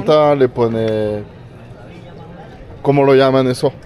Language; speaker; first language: Spanish; non-native, fluent; French